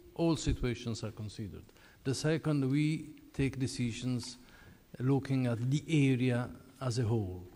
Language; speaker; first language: English; non-native, fluent; Italian